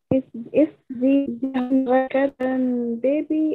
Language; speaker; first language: German; non-native, learner; Arabic